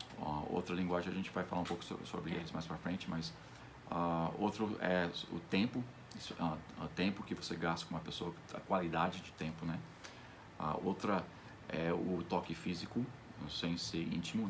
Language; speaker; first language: Portuguese; non-native, fluent; English